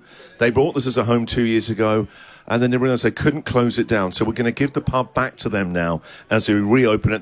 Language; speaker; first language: English; native; English